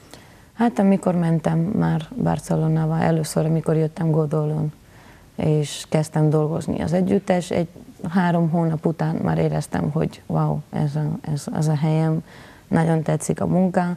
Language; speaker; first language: Hungarian; non-native, learner; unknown